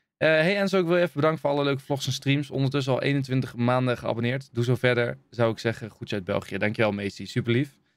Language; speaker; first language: Dutch; native; Dutch